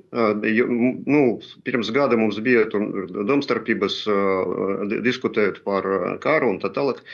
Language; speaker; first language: Latvian; non-native, local second language; Russian